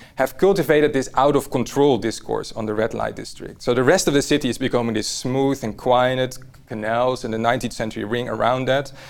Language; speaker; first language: English; non-native, fluent; Dutch